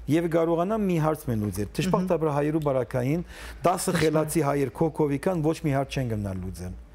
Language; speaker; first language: Armenian; early bilingual, heritage; Armenian